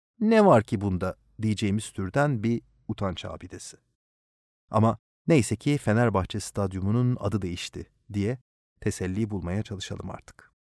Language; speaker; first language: Turkish; native; Turkish